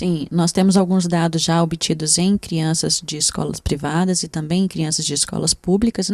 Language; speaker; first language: Portuguese; native; Portuguese